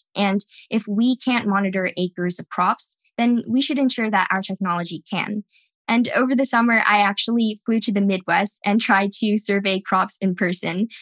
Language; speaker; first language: English; native; English